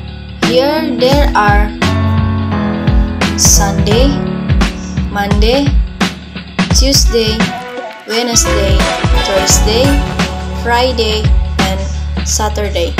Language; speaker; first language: English; non-native, learner; Indonesian